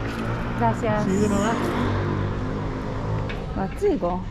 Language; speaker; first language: Spanish; non-native, learner; Korean